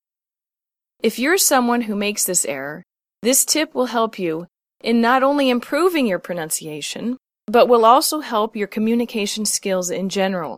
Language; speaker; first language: English; native; English